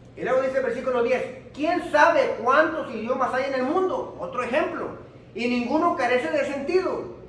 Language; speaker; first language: Spanish; early bilingual, heritage; Spanish